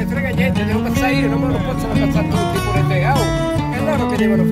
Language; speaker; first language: Italian; native; Italian